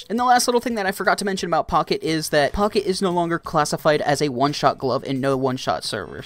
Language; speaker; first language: English; native; English